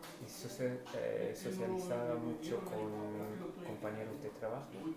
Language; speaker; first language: Spanish; non-native, fluent; English